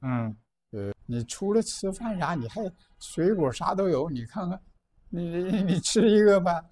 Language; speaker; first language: Chinese; native; Chinese